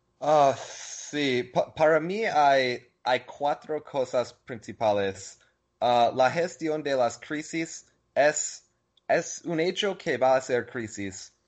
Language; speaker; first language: Spanish; non-native, learner; English